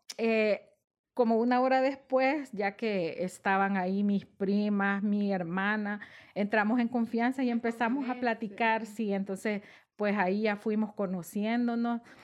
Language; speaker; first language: Spanish; native; Spanish